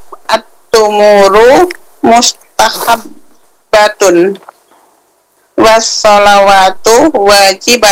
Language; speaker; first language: Arabic; non-native, learner; Indonesian